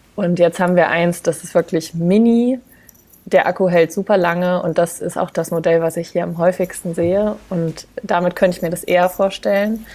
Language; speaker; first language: German; native; German